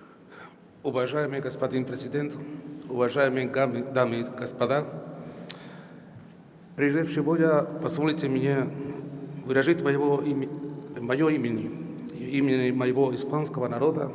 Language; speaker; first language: Russian; non-native, fluent; Spanish